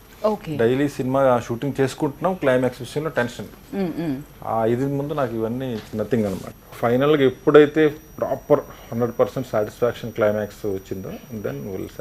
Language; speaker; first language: Telugu; native; Telugu